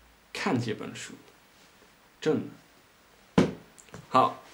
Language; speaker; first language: Chinese; non-native, learner; Dutch